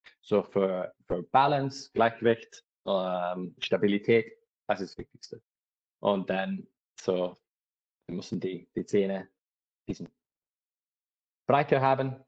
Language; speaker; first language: German; non-native, learner; English